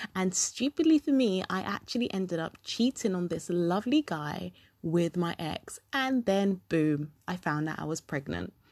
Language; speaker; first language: English; early bilingual, other home language; Yoruba